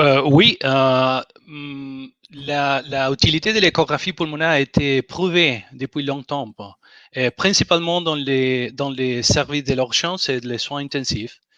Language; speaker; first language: French; non-native, learner; Spanish